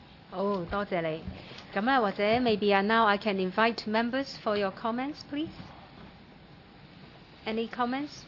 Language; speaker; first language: English; non-native, local second language; Cantonese